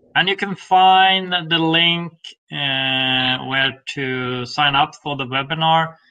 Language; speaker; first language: English; non-native, fluent; Swedish